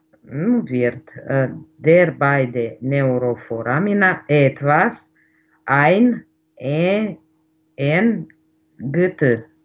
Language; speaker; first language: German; non-native, learner; Romanian